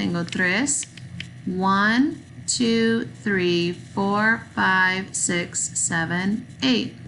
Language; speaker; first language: Spanish; non-native, learner; English